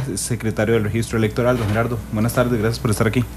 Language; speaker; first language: Spanish; native; Spanish